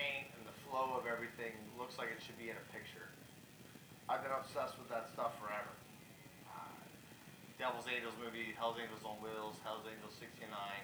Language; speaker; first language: English; native; English